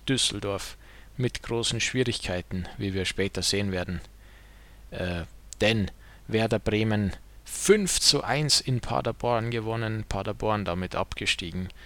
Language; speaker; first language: German; native; German